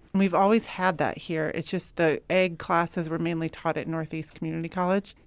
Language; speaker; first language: English; native; English